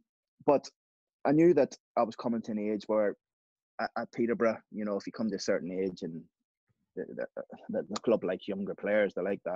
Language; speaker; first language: English; native; English